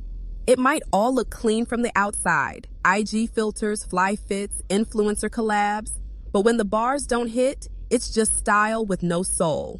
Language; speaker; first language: English; native; English